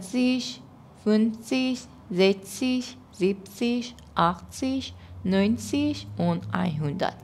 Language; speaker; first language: German; non-native, fluent; Persian